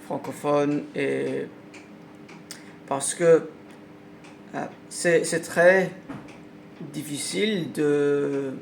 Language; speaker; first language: French; non-native, learner; Arabic